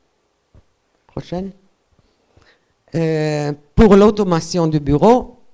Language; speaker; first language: French; non-native, fluent; Italian